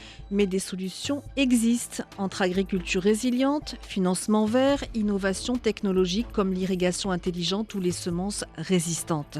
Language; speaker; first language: French; non-native, local second language; Arabic